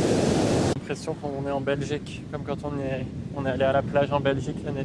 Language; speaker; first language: French; native; French